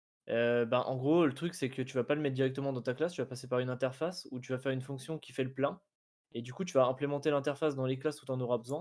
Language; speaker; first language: French; native; French